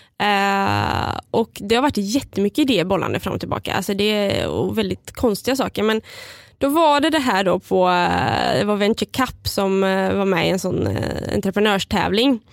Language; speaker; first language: Swedish; early bilingual, other home language; Bulgarian